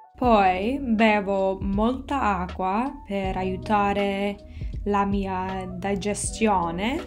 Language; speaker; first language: Italian; non-native, learner; English